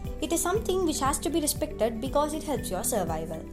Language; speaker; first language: English; non-native, local second language; Tamil